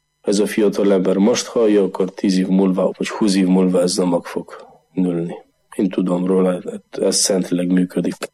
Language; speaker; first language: Hungarian; non-native, learner; Polish